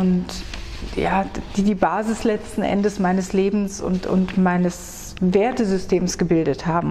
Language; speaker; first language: German; early bilingual, other home language; Hebrew